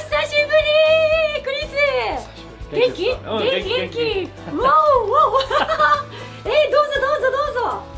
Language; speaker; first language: Japanese; native; Japanese